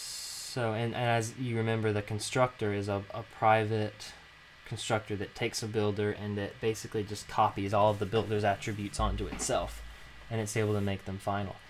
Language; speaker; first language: English; native; English